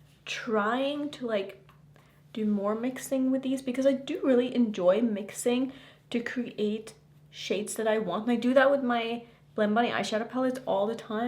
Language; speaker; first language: English; native; English